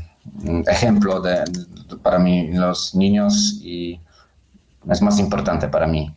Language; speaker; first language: Spanish; non-native, learner; Polish